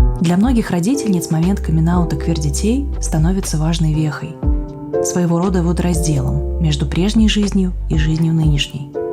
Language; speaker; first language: Russian; native; Russian